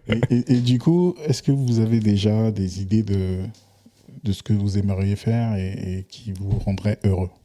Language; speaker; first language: French; native; French